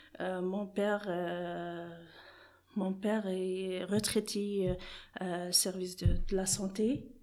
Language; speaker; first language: French; non-native, learner; Arabic